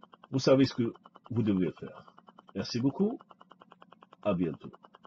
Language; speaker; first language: French; non-native, local second language; Arabic